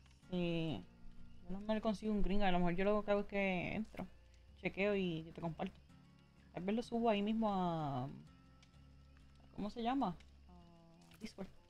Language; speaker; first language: Spanish; native; Spanish